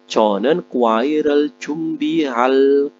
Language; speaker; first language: Korean; non-native, fluent; Indonesian